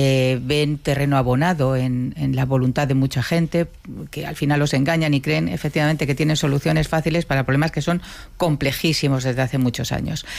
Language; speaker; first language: Spanish; native; Spanish